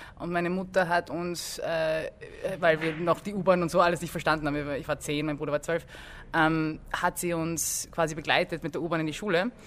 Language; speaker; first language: German; early bilingual, other home language; English